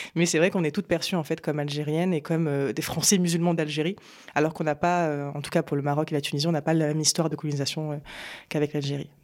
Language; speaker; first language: French; native; French